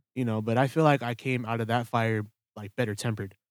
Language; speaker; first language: English; early bilingual, other home language; Filipino